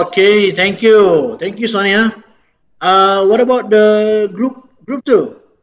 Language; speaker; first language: English; non-native, fluent; Indonesian